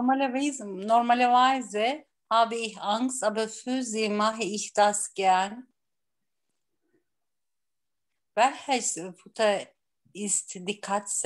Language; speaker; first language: German; non-native, learner; Turkish